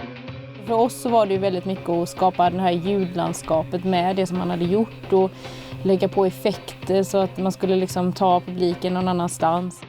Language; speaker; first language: Swedish; native; Swedish